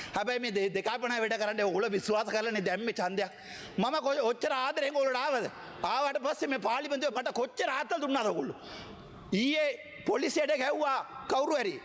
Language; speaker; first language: Sinhala; non-native, local second language; Tamil